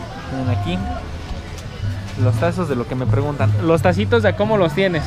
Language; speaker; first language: Spanish; native; Spanish